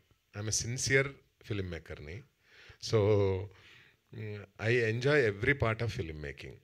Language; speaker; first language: Telugu; native; Telugu